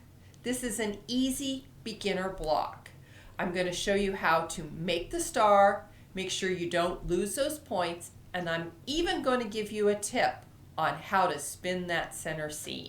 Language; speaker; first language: English; native; English